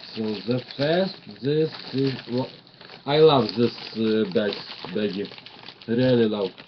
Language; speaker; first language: English; non-native, learner; Russian